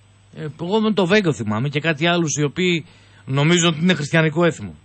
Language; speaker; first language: Greek; native; Greek